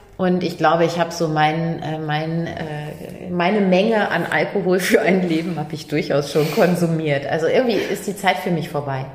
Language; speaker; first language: German; native; German